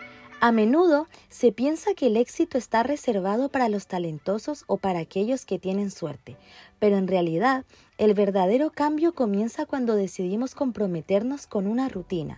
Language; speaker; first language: Spanish; native; Spanish